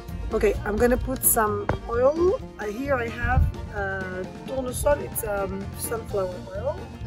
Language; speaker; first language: English; non-native, fluent; French